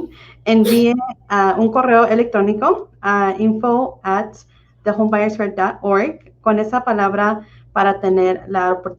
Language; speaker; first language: Spanish; early bilingual, heritage; Spanish